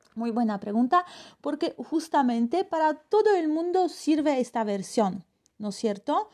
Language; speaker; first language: Spanish; non-native, fluent; Polish